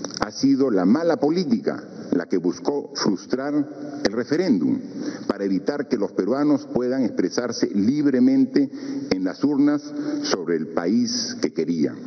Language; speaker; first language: Spanish; native; Spanish